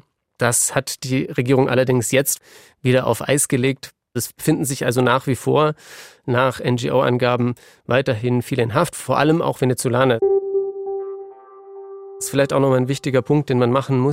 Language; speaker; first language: German; native; German